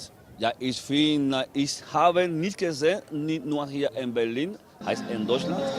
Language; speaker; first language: German; non-native, learner; Spanish